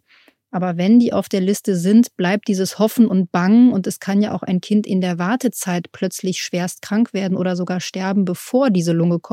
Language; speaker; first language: German; native; German